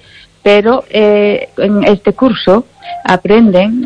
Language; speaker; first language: Spanish; non-native, learner; Japanese